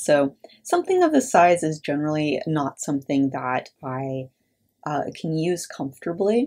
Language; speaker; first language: English; native; English